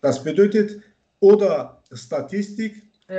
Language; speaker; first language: German; non-native, learner; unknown